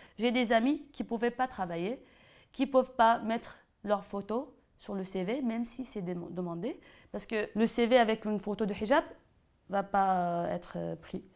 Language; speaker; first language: French; non-native, fluent; Arabic